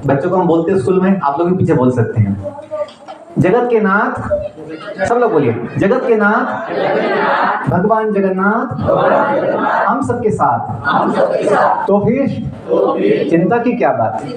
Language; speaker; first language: Hindi; non-native, local second language; Marathi